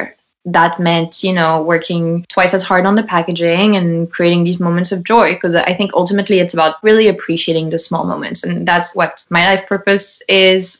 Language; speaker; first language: English; non-native, fluent; French